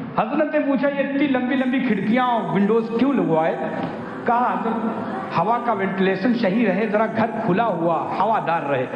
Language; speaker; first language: Urdu; native; Urdu